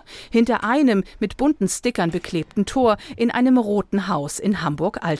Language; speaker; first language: German; native; German